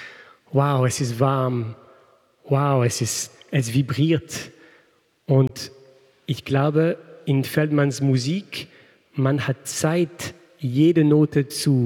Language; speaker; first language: German; non-native, fluent; French